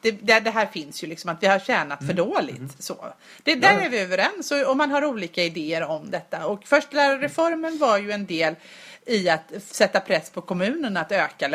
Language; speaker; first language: Swedish; native; Swedish